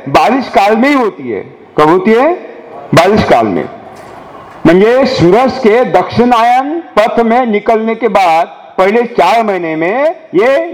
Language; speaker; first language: Hindi; non-native, local second language; Marathi